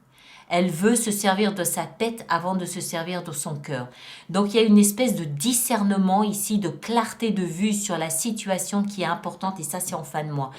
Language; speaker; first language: French; native; French